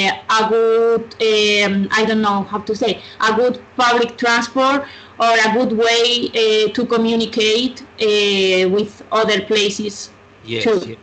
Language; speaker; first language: English; non-native, learner; Spanish